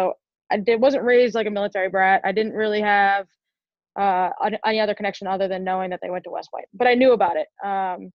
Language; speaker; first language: English; native; English